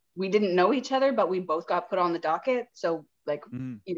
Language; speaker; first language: English; native; English